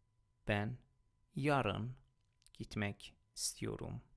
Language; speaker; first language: Turkish; non-native, fluent; Persian